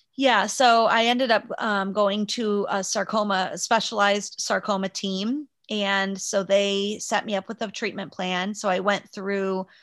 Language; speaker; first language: English; native; English